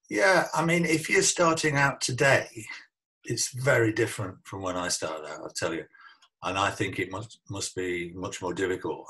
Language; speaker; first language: English; native; English